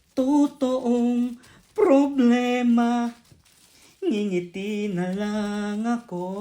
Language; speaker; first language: Filipino; native; Filipino